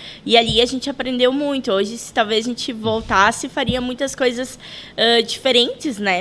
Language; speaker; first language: Portuguese; native; Portuguese